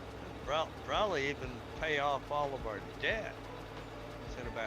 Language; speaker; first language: English; native; English